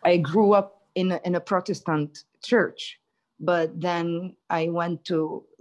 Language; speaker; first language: English; non-native, fluent; Hebrew